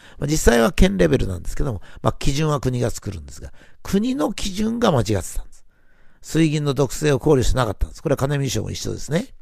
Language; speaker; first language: Japanese; native; Japanese